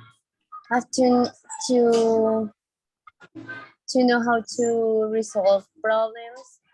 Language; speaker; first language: English; non-native, learner; Spanish